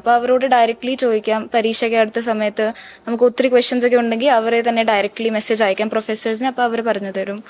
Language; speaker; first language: Malayalam; early bilingual, heritage; Malayalam